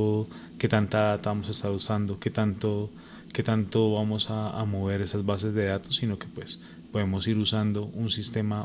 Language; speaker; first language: Spanish; native; Spanish